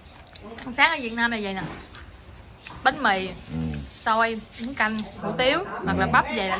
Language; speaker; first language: Vietnamese; native; Vietnamese